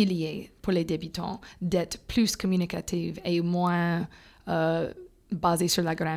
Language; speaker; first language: French; non-native, fluent; English